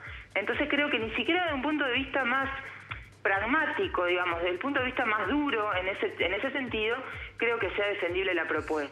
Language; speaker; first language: Spanish; native; Spanish